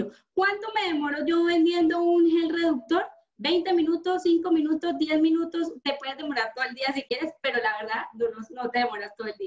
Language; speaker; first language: Spanish; native; Spanish